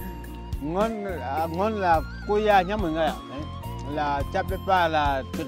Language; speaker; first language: Vietnamese; non-native, learner; Portuguese